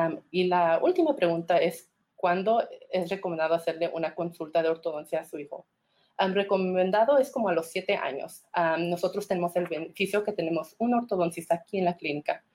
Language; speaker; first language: Spanish; early bilingual, heritage; Spanish